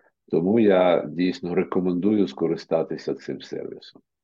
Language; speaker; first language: Ukrainian; native; Ukrainian